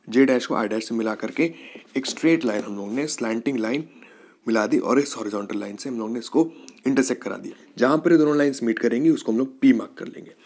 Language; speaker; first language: Hindi; native; Hindi